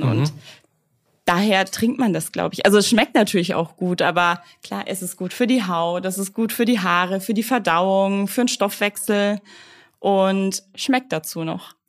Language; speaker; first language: German; native; German